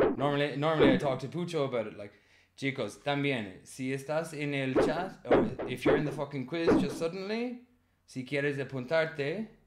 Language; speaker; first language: Spanish; non-native, learner; English